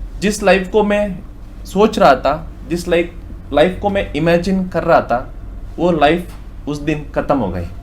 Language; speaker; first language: Hindi; non-native, local second language; Konkani